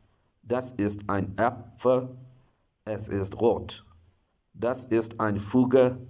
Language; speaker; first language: German; non-native, fluent; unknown